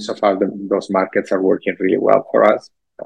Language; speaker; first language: English; non-native, fluent; Italian